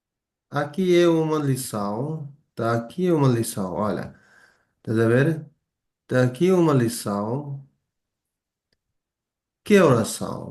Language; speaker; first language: Portuguese; non-native, fluent; Bangla